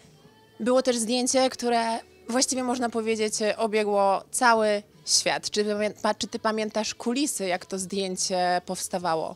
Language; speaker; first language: Polish; native; Polish